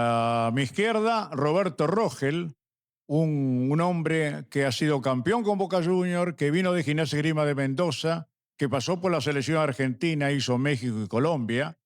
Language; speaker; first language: Spanish; native; Spanish